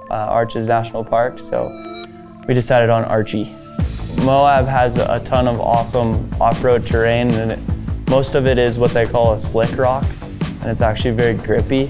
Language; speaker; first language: English; native; English